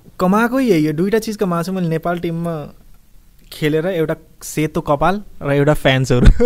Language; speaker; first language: Nepali; early bilingual, heritage; Nepali